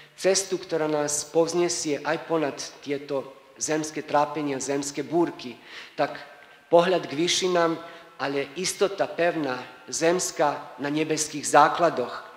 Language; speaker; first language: Slovak; native; Slovak